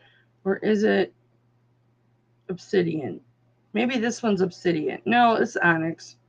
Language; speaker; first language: English; native; English